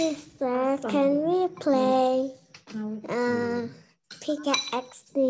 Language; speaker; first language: English; non-native, learner; Indonesian